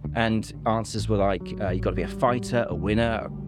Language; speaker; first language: English; non-native, fluent; Spanish